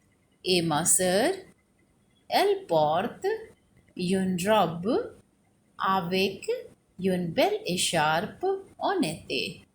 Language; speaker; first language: French; non-native, fluent; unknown